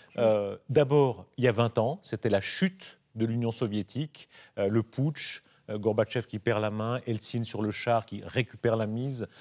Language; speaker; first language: French; native; French